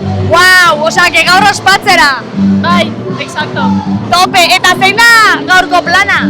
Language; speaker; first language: Basque; native; Basque